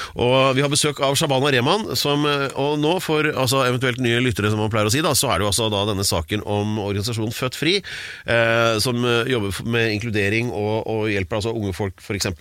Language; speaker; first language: Norwegian; native; Norwegian